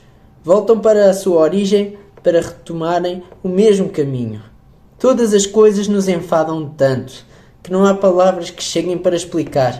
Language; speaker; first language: Portuguese; native; Portuguese